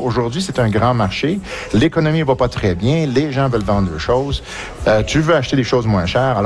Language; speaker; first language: French; native; French